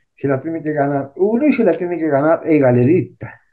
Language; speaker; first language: Spanish; native; Spanish